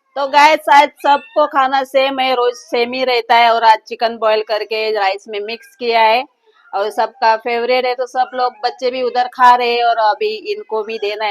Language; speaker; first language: Hindi; non-native, local second language; Marathi